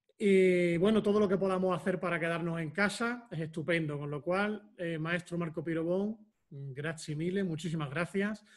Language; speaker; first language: Spanish; native; Spanish